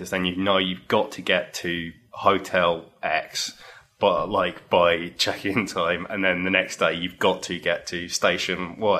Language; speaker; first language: English; native; English